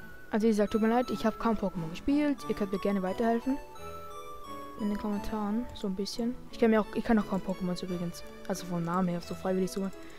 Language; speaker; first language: German; native; German